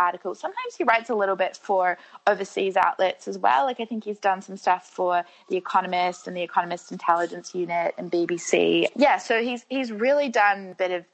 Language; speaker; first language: English; native; English